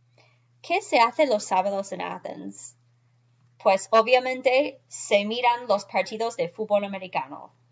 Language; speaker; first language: Spanish; non-native, fluent; English